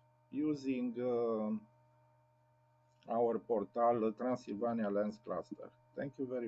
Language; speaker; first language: English; non-native, learner; Romanian